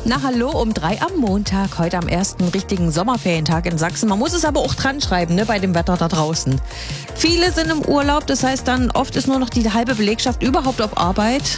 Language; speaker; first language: German; native; German